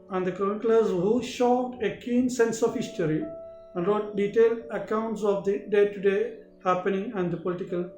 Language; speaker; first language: English; non-native, local second language; Malayalam